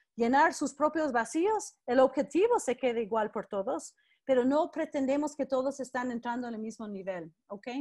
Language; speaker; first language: Spanish; non-native, fluent; English